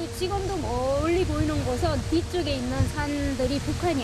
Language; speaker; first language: Korean; native; Korean